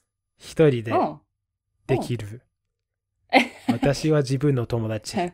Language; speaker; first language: Japanese; non-native, fluent; English